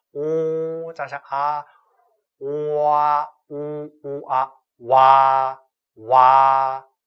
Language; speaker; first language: Chinese; non-native, fluent; Korean